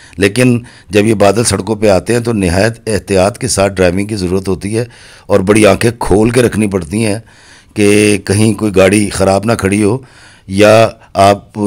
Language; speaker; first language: Urdu; non-native, local second language; Punjabi